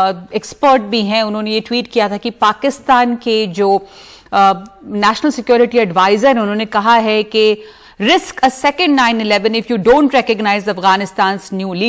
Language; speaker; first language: Hindi; native; Hindi